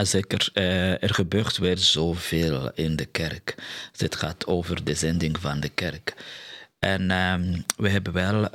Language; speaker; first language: Dutch; non-native, fluent; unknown